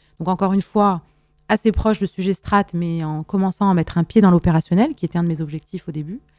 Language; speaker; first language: French; non-native, local second language; Arabic